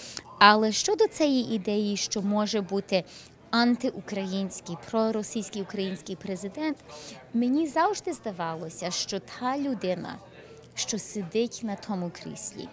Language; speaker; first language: Ukrainian; early bilingual, heritage; Ukrainian